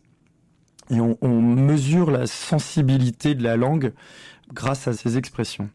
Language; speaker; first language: French; native; French